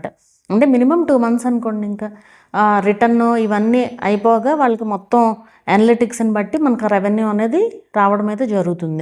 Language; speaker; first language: Telugu; native; Telugu